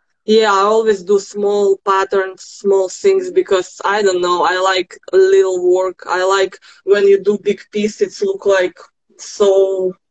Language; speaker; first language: English; non-native, learner; Russian